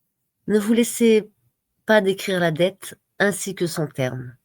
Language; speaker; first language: French; native; French